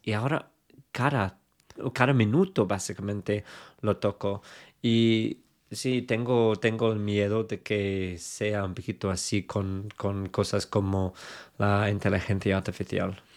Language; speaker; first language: Spanish; non-native, fluent; English